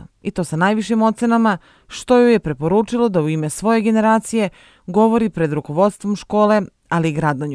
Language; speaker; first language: Serbian; native; Serbian